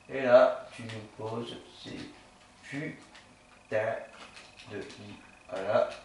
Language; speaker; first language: French; native; French